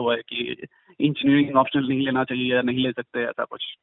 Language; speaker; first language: Hindi; native; Hindi